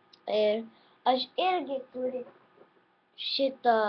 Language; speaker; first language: Lithuanian; early bilingual, heritage; Lithuanian